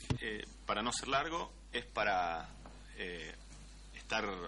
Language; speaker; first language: Spanish; native; Spanish